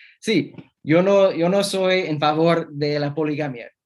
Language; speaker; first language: Spanish; non-native, fluent; English